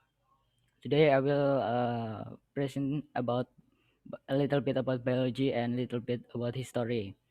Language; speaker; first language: English; non-native, learner; Indonesian